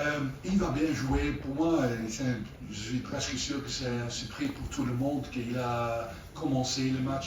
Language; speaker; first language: French; non-native, learner; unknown